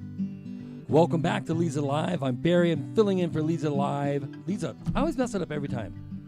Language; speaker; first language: English; native; English